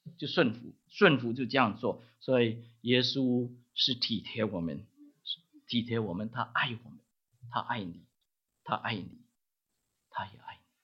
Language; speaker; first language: Chinese; non-native, local second language; Cantonese